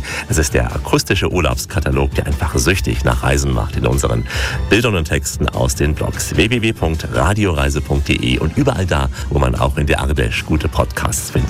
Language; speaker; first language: German; native; German